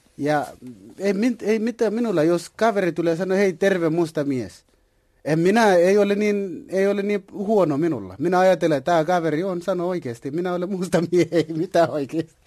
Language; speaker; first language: Finnish; non-native, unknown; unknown